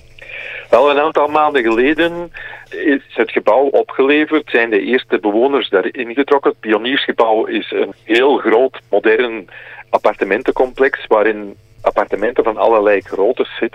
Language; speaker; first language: Dutch; native; Dutch